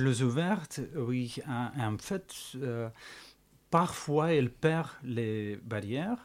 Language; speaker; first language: French; non-native, fluent; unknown